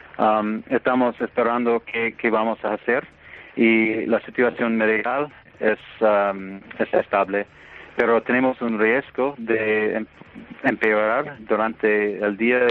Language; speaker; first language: Spanish; non-native, fluent; English